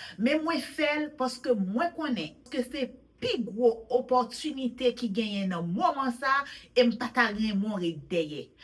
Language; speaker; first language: Haitian Creole; native; Haitian Creole